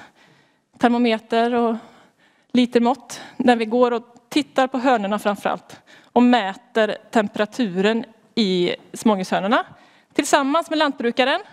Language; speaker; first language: Swedish; native; Swedish